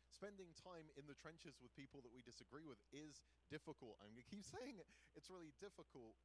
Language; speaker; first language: English; native; English